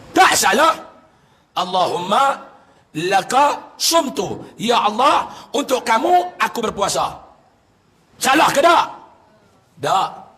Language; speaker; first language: Malay; native; Malay